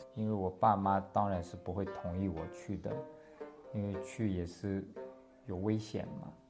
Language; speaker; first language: Chinese; non-native, local second language; Tibetan